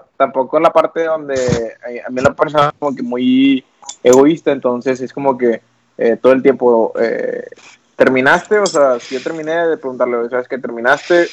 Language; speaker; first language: Spanish; native; Spanish